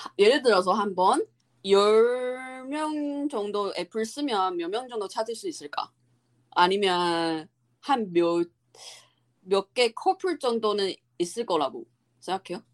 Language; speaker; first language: Korean; non-native, learner; Chinese